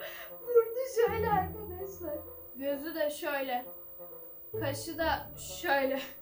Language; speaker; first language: Turkish; native; Turkish